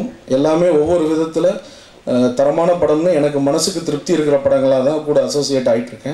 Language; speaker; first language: Tamil; native; Tamil